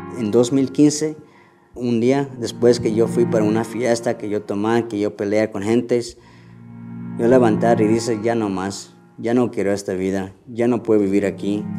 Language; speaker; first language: Spanish; early bilingual, heritage; Spanish